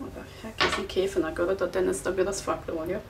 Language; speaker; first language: Turkish; non-native, fluent; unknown